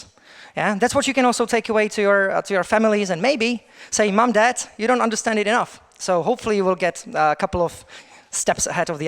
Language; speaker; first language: English; non-native, fluent; Czech